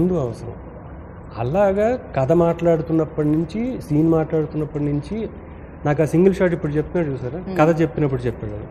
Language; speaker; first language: Telugu; native; Telugu